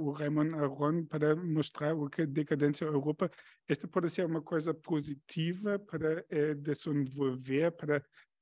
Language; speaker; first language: Portuguese; non-native, fluent; German